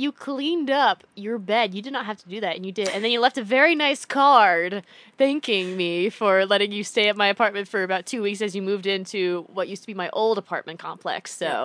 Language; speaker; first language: English; native; English